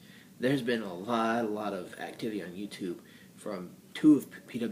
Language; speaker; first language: English; native; English